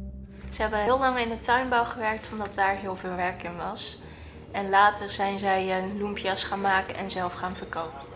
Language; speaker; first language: Dutch; early bilingual, other home language; Vietnamese